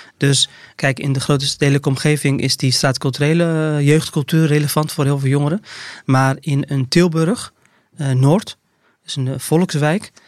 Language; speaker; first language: Dutch; early bilingual, other home language; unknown